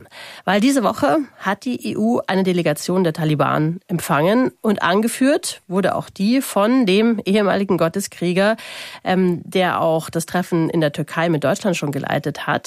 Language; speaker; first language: German; native; German